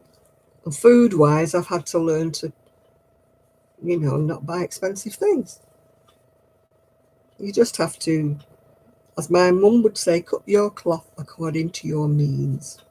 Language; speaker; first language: English; native; English